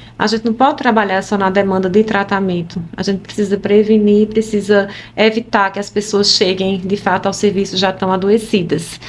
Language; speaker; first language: Portuguese; native; Portuguese